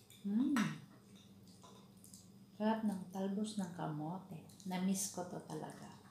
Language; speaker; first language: Filipino; native; Filipino